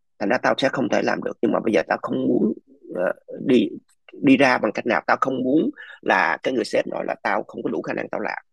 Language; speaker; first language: Vietnamese; early bilingual, other home language; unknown